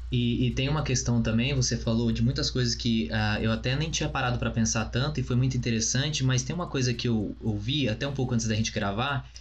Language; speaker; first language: Portuguese; native; Portuguese